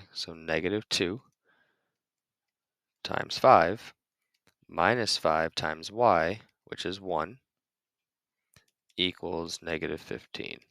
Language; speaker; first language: English; native; English